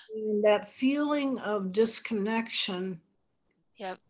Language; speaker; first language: English; native; English